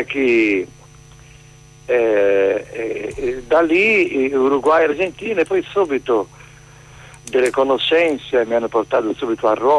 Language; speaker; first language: Italian; non-native, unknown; Portuguese